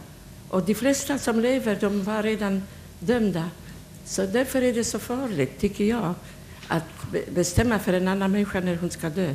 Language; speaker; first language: Swedish; non-native, fluent; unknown